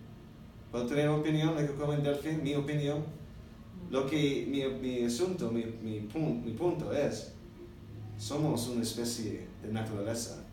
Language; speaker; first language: Spanish; non-native, learner; English